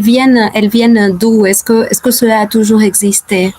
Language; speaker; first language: French; non-native, fluent; Spanish